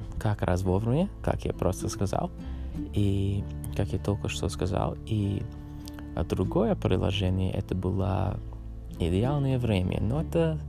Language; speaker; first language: Russian; non-native, learner; English